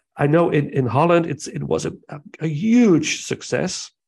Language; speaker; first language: English; non-native, fluent; Dutch